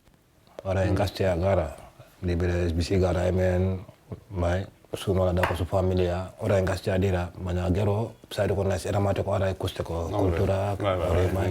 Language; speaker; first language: Basque; non-native, learner; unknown